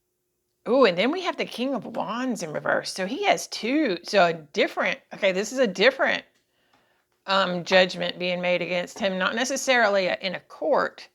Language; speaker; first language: English; native; English